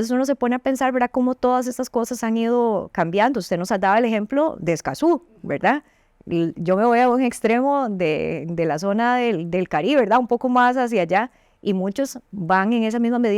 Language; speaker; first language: Spanish; native; Spanish